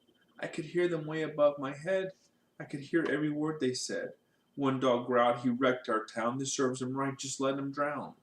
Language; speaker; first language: English; native; English